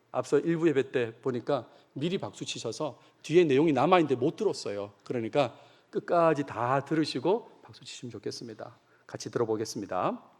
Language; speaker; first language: Korean; native; Korean